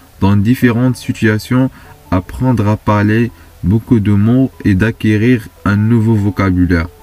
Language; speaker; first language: French; non-native, fluent; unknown